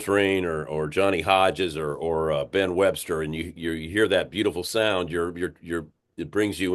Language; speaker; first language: English; native; English